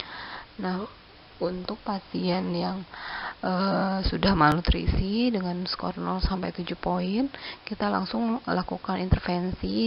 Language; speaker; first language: Indonesian; native; Indonesian